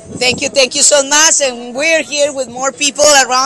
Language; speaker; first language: English; non-native, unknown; Spanish